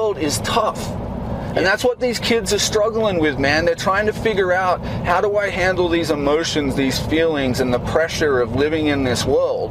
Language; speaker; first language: English; native; English